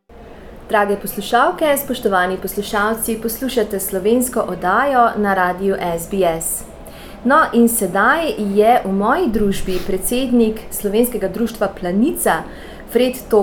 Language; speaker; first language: Slovenian; native; Slovenian